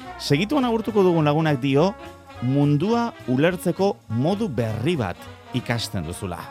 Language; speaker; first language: Basque; native; Basque